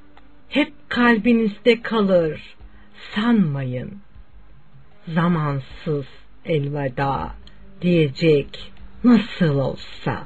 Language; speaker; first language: Turkish; native; Turkish